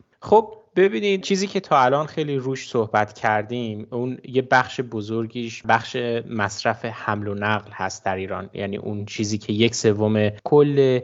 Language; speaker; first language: Persian; native; Persian